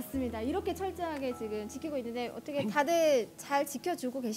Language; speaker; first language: Korean; native; Korean